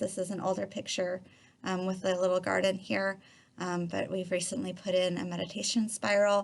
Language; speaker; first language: English; native; English